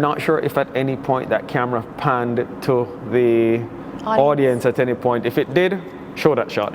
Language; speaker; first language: English; native; English